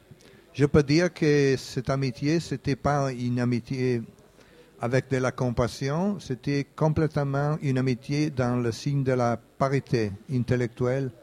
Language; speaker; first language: French; non-native, fluent; Italian